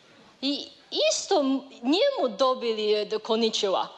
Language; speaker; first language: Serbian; non-native, learner; Chinese